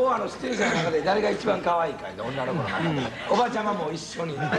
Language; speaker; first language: Japanese; native; Japanese